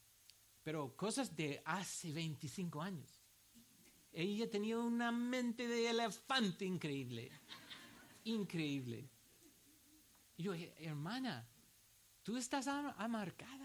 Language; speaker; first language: Spanish; non-native, fluent; English